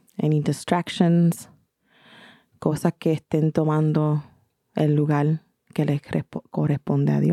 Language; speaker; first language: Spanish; early bilingual, heritage; Spanish